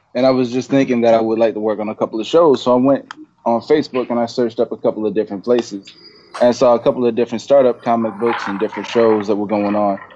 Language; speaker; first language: English; native; English